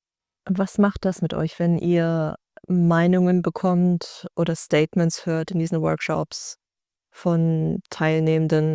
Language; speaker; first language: German; native; German